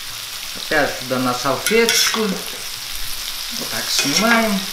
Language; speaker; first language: Russian; non-native, fluent; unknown